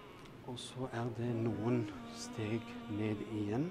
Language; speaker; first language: Norwegian; early bilingual, other home language; Urdu